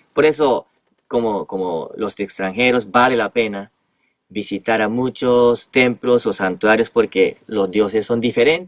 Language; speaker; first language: Spanish; non-native, fluent; Japanese